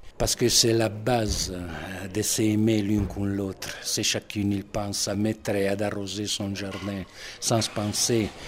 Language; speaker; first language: French; non-native, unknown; Italian